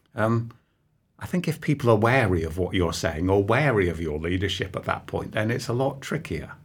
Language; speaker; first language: English; native; English